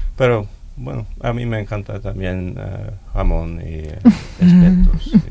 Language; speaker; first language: Spanish; non-native, learner; Norwegian